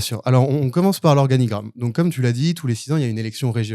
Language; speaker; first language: French; native; French